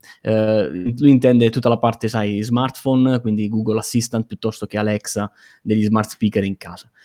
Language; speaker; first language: Italian; native; Italian